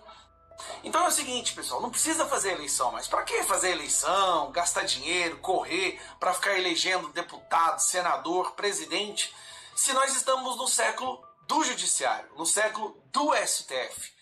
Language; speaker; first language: Portuguese; native; Portuguese